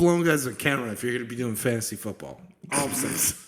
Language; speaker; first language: English; native; English